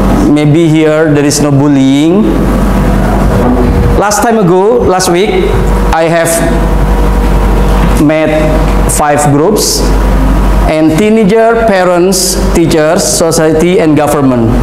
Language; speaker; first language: English; non-native, fluent; Indonesian